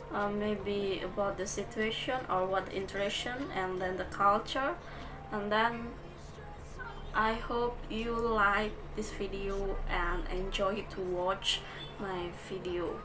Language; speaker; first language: English; non-native, learner; Balinese